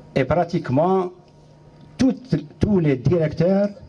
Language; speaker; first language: French; non-native, local second language; Arabic